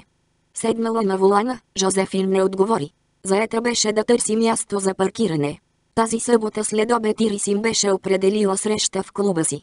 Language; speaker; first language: Bulgarian; native; Bulgarian